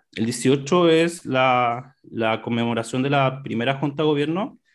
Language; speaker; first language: Spanish; native; Spanish